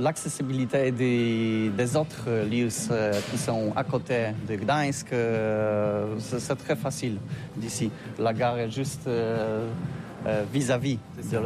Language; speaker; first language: French; non-native, learner; Polish